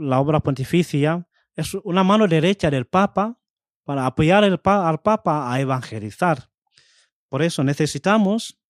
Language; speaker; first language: Spanish; non-native, fluent; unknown